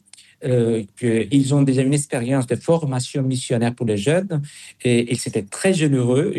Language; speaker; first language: French; non-native, fluent; Spanish